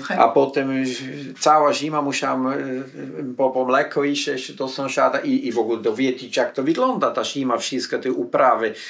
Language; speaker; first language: Polish; non-native, fluent; German